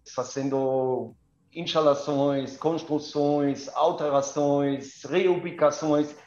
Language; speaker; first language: Portuguese; non-native, fluent; German